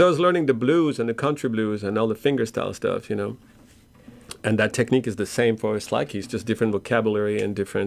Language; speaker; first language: English; non-native, fluent; French